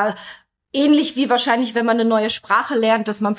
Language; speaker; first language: German; native; German